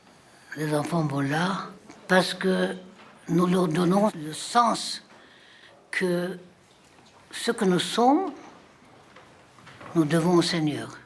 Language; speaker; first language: French; non-native, fluent; Armenian